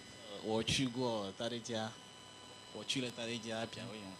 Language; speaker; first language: Chinese; non-native, learner; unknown